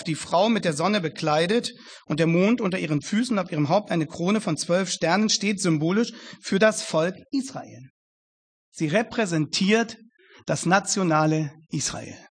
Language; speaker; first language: German; native; German